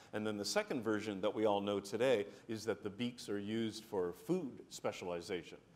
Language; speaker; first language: English; native; English